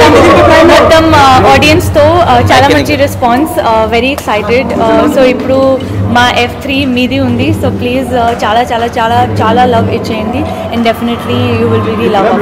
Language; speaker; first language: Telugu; non-native, learner; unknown